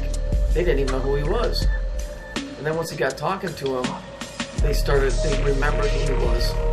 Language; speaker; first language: English; native; English